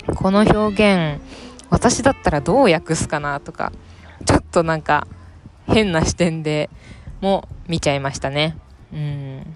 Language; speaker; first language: Japanese; native; Japanese